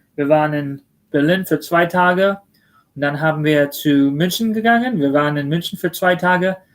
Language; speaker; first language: German; early bilingual, other home language; English